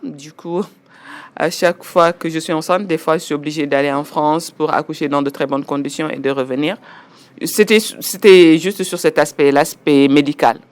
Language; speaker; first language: French; non-native, local second language; Wolof